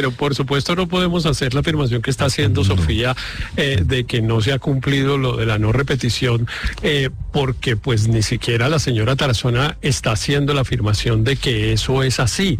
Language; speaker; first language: Spanish; native; Spanish